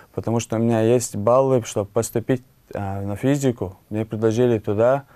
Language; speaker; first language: Russian; non-native, local second language; Chechen